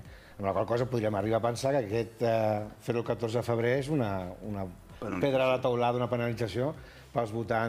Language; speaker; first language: Catalan; native; Catalan